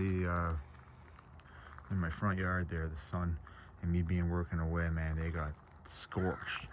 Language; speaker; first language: English; native; English